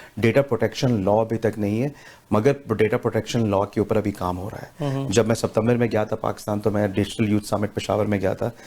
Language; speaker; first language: Urdu; native; Urdu